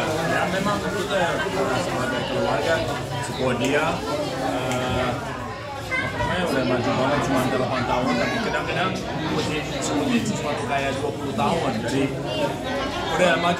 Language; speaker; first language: Indonesian; non-native, fluent; English